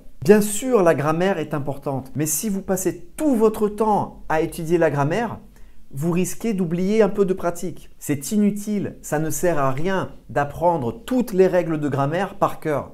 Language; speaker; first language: French; native; French